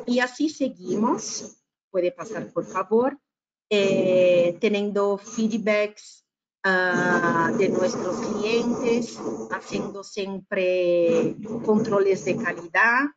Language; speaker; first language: Spanish; non-native, fluent; Portuguese